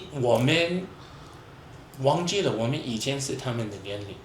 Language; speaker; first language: Chinese; non-native, fluent; English